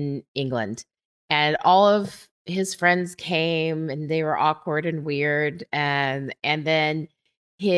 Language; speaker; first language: English; native; English